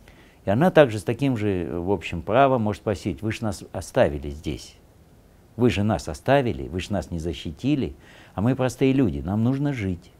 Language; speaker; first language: Russian; native; Russian